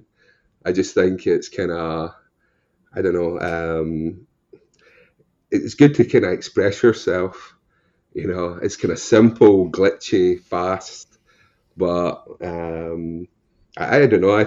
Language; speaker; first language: English; native; English